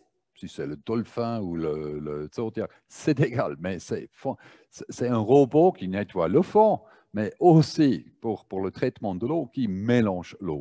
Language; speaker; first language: French; non-native, fluent; German